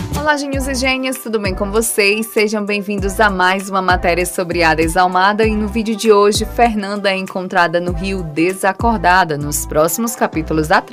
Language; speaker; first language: Portuguese; native; Portuguese